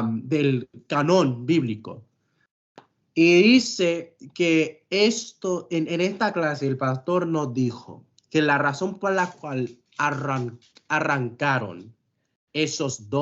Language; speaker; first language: Spanish; non-native, fluent; English